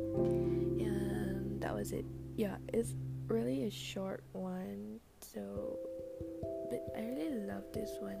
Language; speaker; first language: English; non-native, local second language; Malay